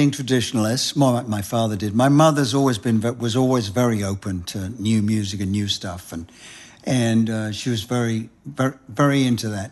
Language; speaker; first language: English; native; English